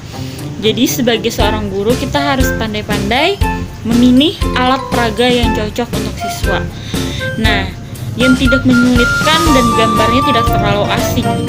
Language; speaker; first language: Indonesian; native; Indonesian